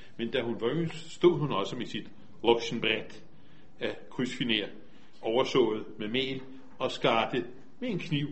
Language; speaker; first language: Danish; native; Danish